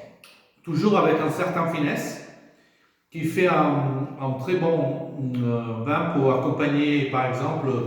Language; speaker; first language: French; non-native, fluent; Italian